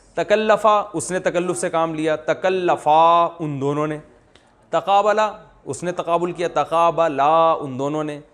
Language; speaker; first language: Urdu; native; Urdu